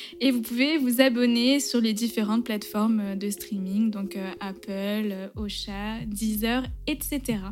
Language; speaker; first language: French; native; French